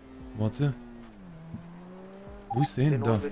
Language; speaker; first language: German; early bilingual, other home language; Turkish